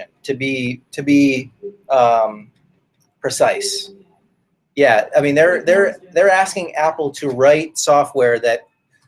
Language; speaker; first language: English; native; English